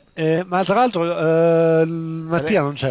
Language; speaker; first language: Italian; native; Italian